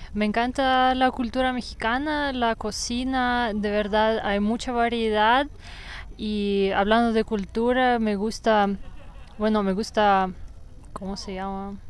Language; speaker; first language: Spanish; non-native, fluent; Russian